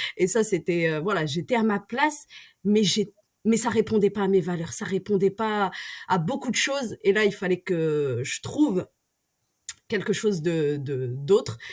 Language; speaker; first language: French; early bilingual, other home language; Arabic